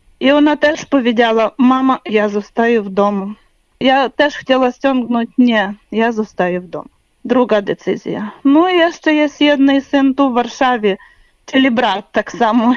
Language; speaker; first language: Polish; non-native, learner; Ukrainian